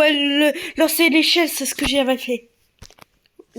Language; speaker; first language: French; native; French